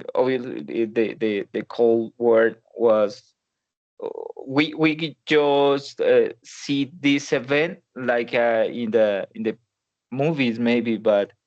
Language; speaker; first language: English; non-native, learner; Spanish